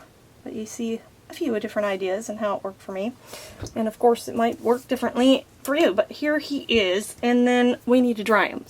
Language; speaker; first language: English; native; English